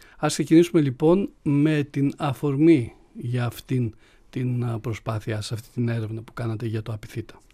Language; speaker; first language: Greek; native; Greek